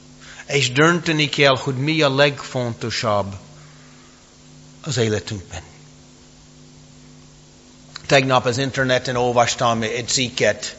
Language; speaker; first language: Hungarian; non-native, fluent; English